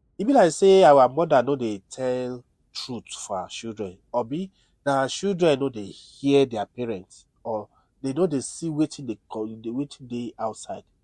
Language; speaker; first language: Nigerian Pidgin; non-native, local second language; Yoruba